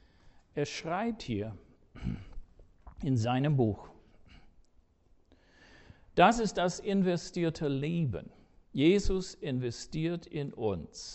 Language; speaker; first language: German; non-native, fluent; English